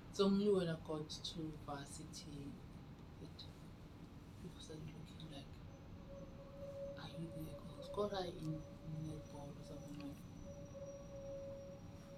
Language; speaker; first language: English; non-native, local second language; Tswana